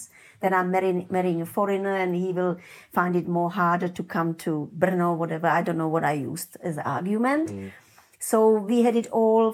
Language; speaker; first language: English; non-native, fluent; Czech